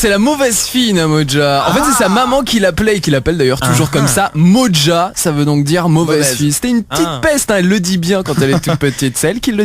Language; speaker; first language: French; native; French